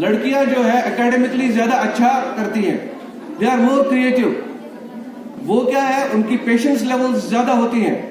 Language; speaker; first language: Hindi; non-native, local second language; Kashmiri